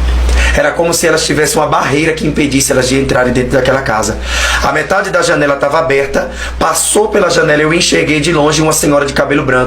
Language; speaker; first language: Portuguese; native; Portuguese